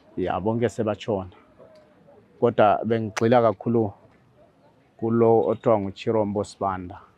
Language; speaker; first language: Zulu; native; Zulu